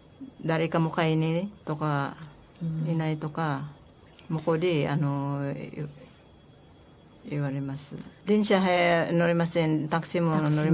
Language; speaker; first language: Japanese; non-native, learner; Filipino